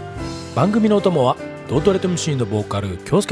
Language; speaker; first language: Japanese; native; Japanese